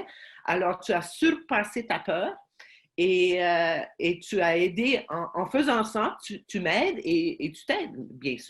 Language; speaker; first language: French; non-native, fluent; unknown